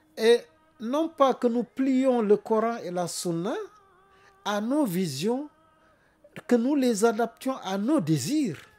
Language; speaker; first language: French; non-native, local second language; Wolof